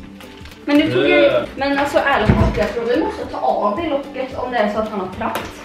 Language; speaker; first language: Swedish; native; Swedish